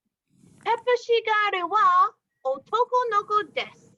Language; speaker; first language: Japanese; non-native, fluent; English